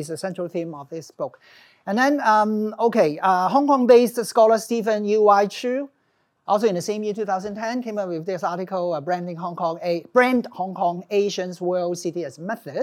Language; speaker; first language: English; non-native, local second language; Cantonese